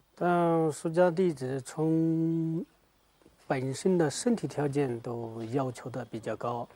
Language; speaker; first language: Chinese; native; Chinese